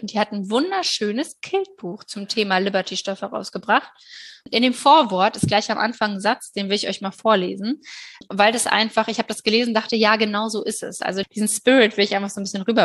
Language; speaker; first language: German; native; German